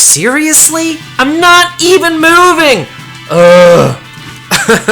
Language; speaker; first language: English; native; English